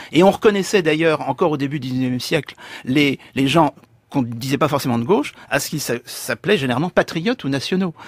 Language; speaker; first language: French; native; French